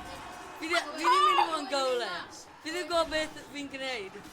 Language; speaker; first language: Welsh; non-native, local second language; English